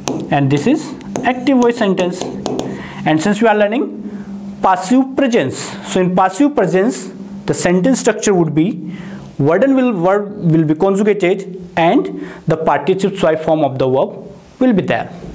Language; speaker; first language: English; non-native, local second language; Hindi